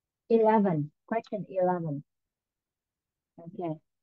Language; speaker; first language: English; non-native, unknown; Vietnamese